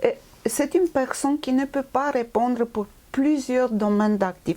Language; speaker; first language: French; non-native, fluent; Romanian